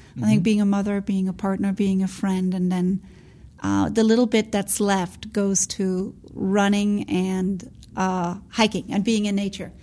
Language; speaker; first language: English; non-native, fluent; Danish